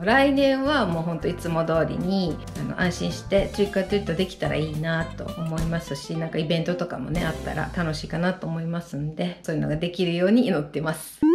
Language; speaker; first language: Japanese; native; Japanese